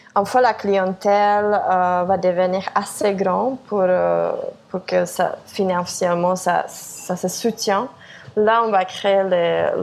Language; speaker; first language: French; non-native, fluent; Czech